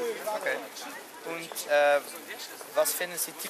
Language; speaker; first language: German; non-native, learner; Dutch